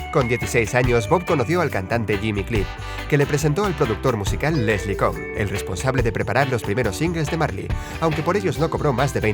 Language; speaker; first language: Spanish; native; Spanish